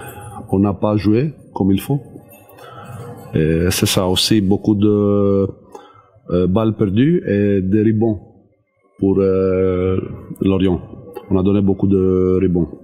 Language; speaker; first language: French; non-native, learner; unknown